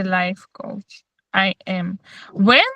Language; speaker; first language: English; non-native, learner; Russian